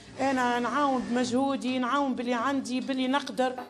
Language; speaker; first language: Arabic; native; Arabic